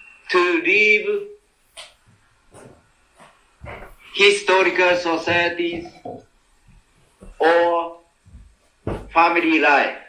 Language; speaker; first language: English; non-native, learner; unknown